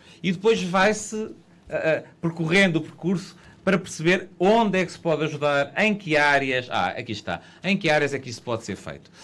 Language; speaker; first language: Portuguese; native; Portuguese